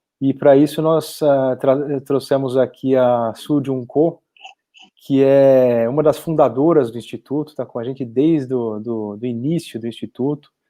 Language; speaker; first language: Portuguese; native; Portuguese